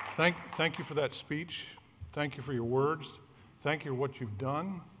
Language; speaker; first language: English; native; English